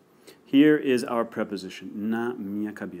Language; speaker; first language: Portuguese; non-native, fluent; English